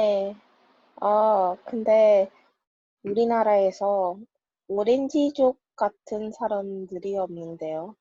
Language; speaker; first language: Korean; non-native, learner; English